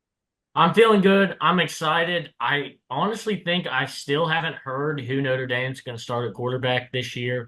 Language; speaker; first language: English; native; English